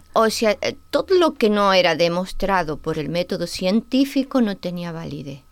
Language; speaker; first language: Catalan; non-native, fluent; Spanish